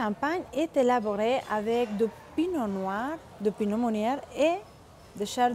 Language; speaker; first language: French; non-native, fluent; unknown